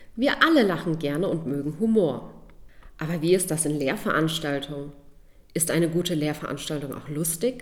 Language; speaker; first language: German; native; German